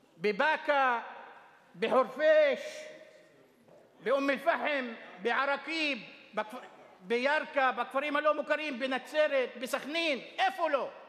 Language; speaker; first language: Hebrew; non-native, local second language; Arabic